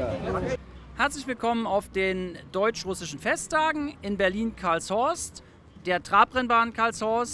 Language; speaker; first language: German; native; German